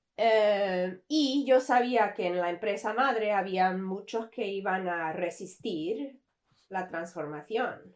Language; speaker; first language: Spanish; early bilingual, heritage; English